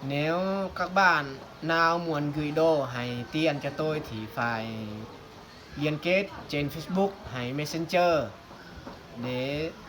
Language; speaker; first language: Vietnamese; non-native, fluent; Lao